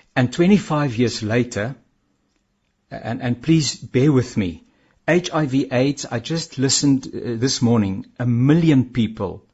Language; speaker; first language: English; non-native, local second language; Afrikaans